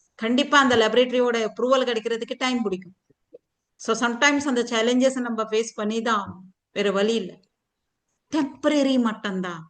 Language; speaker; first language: Tamil; non-native, fluent; Telugu